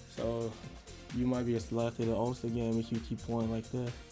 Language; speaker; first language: English; non-native, fluent; Japanese